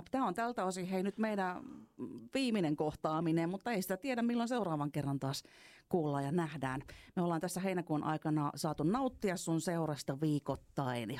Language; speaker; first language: Finnish; native; Finnish